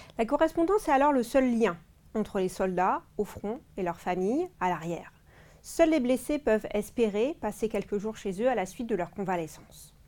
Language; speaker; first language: French; native; French